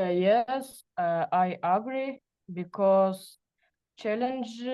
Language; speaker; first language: English; non-native, learner; Russian